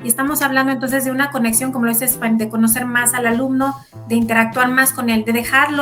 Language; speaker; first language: Spanish; native; Spanish